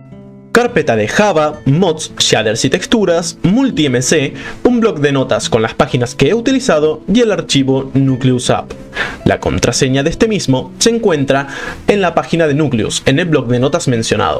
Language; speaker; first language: Spanish; native; Spanish